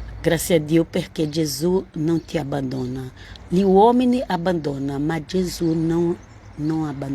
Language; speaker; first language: Italian; non-native, learner; Portuguese